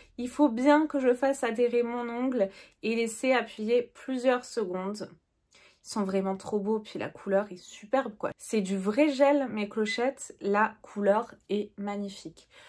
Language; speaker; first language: French; native; French